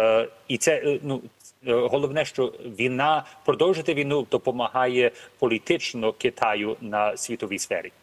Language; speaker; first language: Ukrainian; early bilingual, heritage; Ukrainian